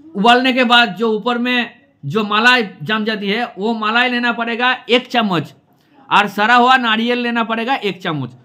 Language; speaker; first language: Hindi; non-native, local second language; Bangla